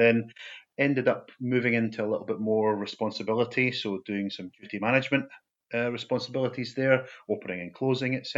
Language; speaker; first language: English; native; English